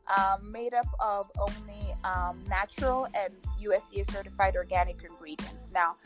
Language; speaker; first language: English; non-native, local second language; Akan